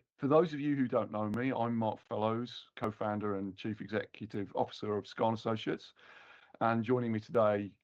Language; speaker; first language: English; native; English